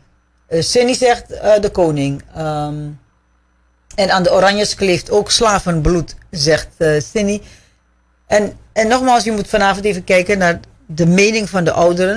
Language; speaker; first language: Dutch; native; Dutch